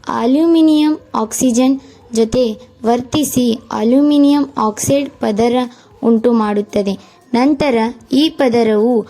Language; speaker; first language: Kannada; native; Kannada